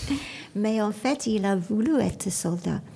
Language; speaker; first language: French; non-native, learner; English